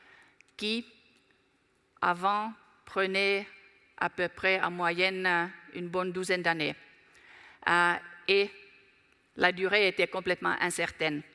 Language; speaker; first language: French; non-native, fluent; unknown